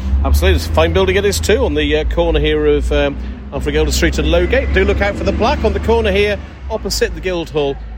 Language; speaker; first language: English; native; English